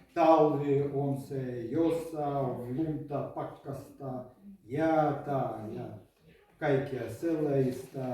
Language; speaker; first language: Finnish; non-native, learner; Ukrainian